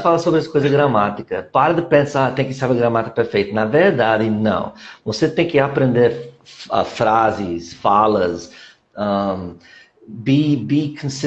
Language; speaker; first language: Portuguese; non-native, fluent; English